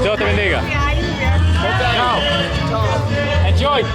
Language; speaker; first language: Spanish; non-native, learner; English